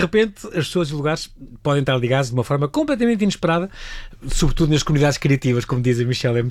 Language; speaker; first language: Portuguese; native; Portuguese